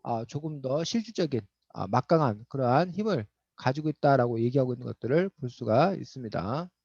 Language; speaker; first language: Korean; native; Korean